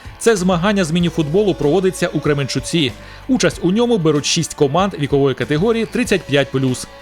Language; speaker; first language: Ukrainian; native; Ukrainian